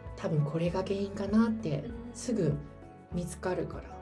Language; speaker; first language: Japanese; non-native, fluent; Chinese